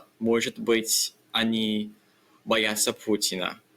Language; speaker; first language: Russian; non-native, learner; English